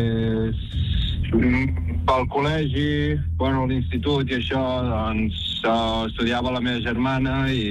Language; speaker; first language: Catalan; early bilingual, other home language; Arabic